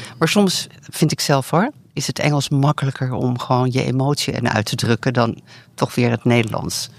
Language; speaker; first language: Dutch; native; Dutch